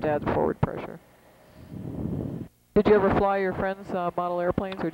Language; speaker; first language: English; native; English